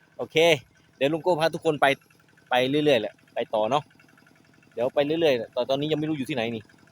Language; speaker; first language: Thai; native; Thai